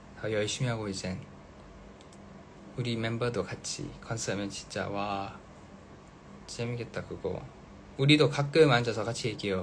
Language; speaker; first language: Korean; non-native, fluent; Thai